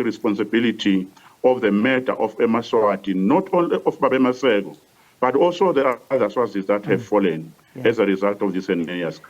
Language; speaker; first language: English; non-native, local second language; Swati